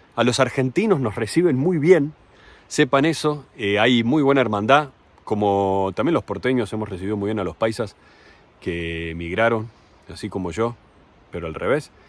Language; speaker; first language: Spanish; native; Spanish